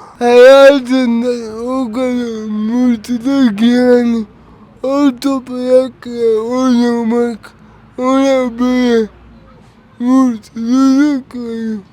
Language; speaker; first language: Turkish; early bilingual, heritage; Turkish